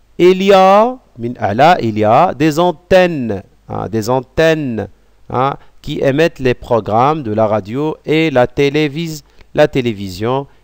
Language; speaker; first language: French; non-native, local second language; Arabic